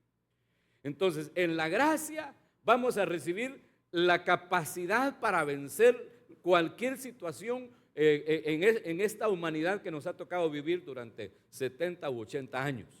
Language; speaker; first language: Spanish; native; Spanish